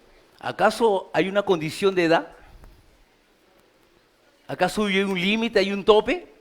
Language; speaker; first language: Spanish; native; Spanish